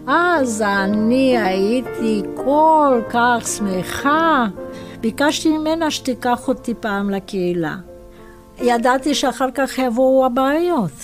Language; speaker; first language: Hebrew; non-native, fluent; Romanian